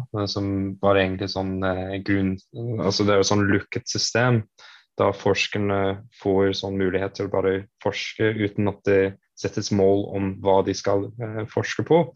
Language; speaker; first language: Norwegian; non-native, fluent; English